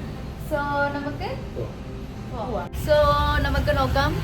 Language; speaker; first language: Malayalam; non-native, local second language; Kannada